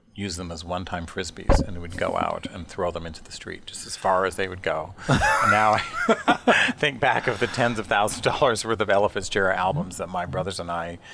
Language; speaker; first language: English; native; English